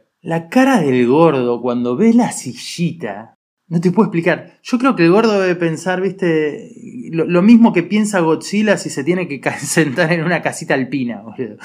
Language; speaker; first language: Spanish; native; Spanish